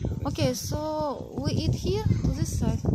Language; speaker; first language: English; non-native, learner; Russian